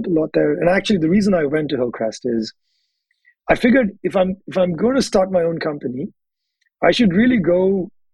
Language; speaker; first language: English; non-native, local second language; Telugu